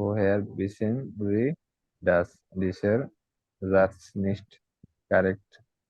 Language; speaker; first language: German; non-native, learner; Bangla